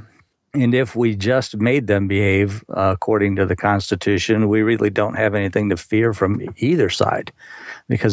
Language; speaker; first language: English; native; English